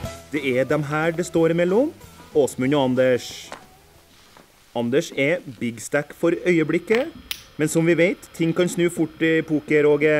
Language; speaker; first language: Norwegian; native; Norwegian